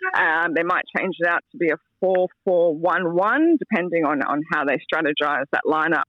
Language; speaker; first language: English; native; English